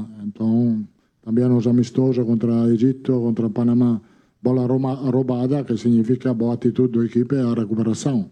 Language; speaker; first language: Portuguese; non-native, fluent; Italian